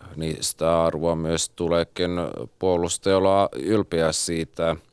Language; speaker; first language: Finnish; native; Finnish